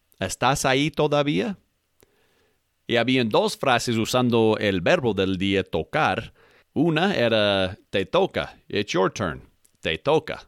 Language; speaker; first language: Spanish; non-native, fluent; English